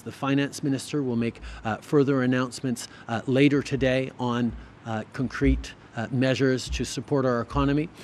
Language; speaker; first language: English; early bilingual, other home language; French